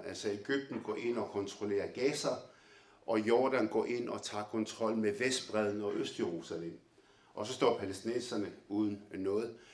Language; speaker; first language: Danish; early bilingual, other home language; Arabic